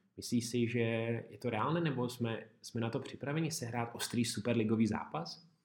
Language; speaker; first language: Czech; native; Czech